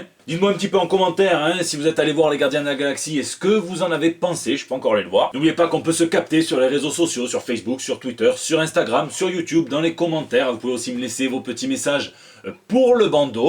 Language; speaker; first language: French; native; French